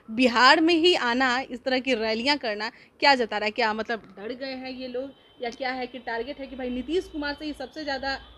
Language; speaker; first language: Hindi; native; Hindi